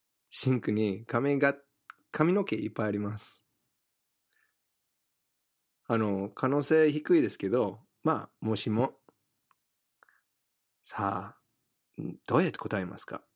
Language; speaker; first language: Japanese; non-native, fluent; English